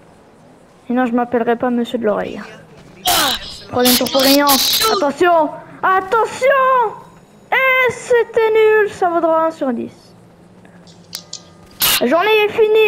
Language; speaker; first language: French; native; French